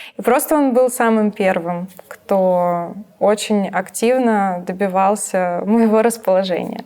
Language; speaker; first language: Russian; native; Russian